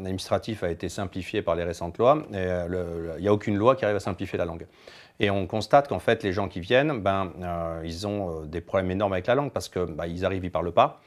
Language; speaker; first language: French; native; French